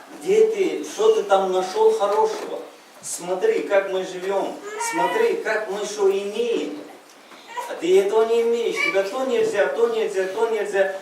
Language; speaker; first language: Russian; non-native, local second language; Uzbek